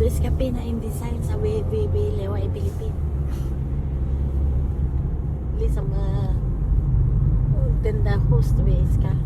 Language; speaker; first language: Danish; non-native, learner; Filipino